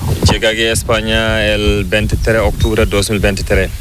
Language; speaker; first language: Spanish; non-native, learner; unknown